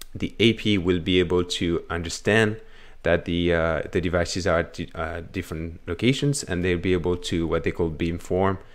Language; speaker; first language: English; non-native, fluent; French